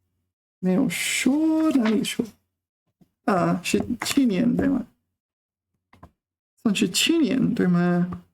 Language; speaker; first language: Chinese; non-native, learner; English